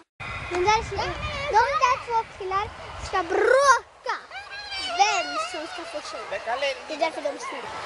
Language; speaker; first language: Swedish; early bilingual, other home language; Achinese